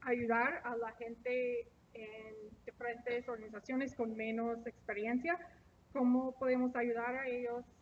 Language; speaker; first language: Spanish; non-native, fluent; English